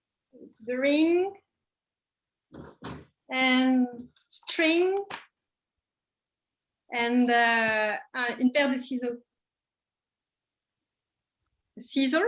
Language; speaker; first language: English; non-native, learner; French